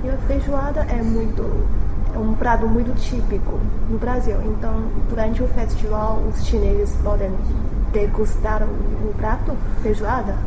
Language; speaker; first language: Portuguese; non-native, fluent; Chinese